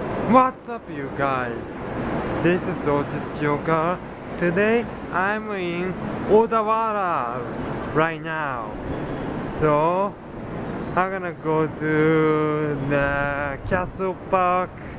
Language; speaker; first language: English; early bilingual, other home language; Japanese